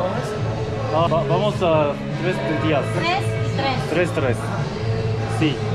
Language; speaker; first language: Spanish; non-native, learner; Korean